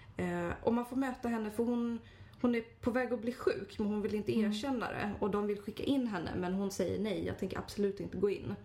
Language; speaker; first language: Swedish; native; Swedish